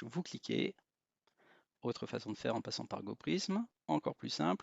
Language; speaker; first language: French; native; French